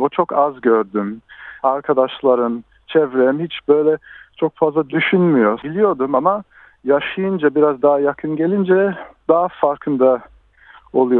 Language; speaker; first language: Turkish; early bilingual, heritage; Turkish